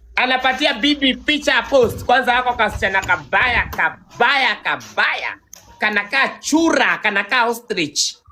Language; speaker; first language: Swahili; non-native, local second language; Kikuyu